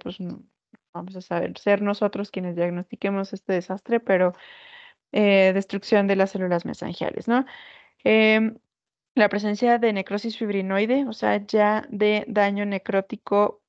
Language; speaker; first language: Spanish; native; Spanish